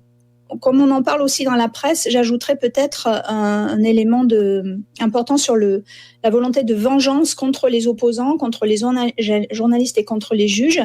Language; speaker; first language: French; native; French